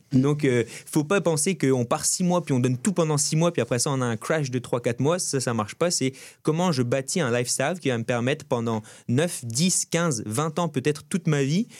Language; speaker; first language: French; native; French